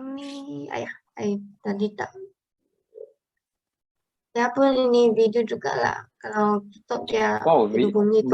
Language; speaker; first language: Malay; native; Malay